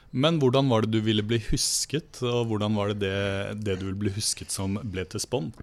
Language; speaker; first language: Norwegian; native; Norwegian